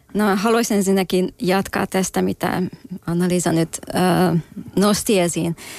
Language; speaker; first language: Finnish; non-native, fluent; Hungarian